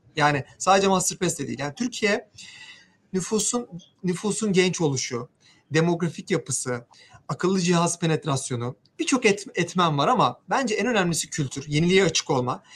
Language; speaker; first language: Turkish; native; Turkish